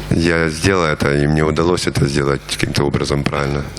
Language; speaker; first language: Russian; native; Russian